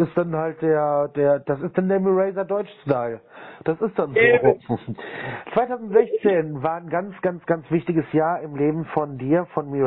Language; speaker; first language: German; native; German